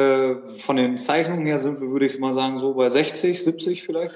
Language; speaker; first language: German; native; German